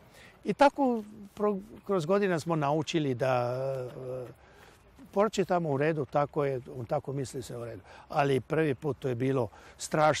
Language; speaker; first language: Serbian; non-native, local second language; Hungarian